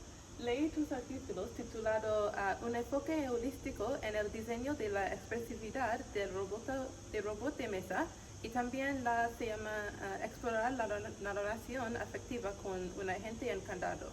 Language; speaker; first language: Spanish; non-native, learner; English